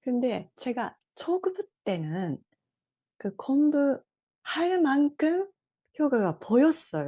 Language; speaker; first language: Korean; non-native, fluent; Japanese